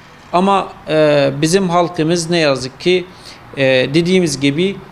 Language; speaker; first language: Turkish; non-native, fluent; Arabic